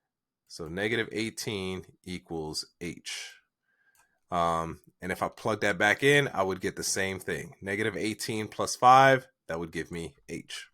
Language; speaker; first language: English; native; English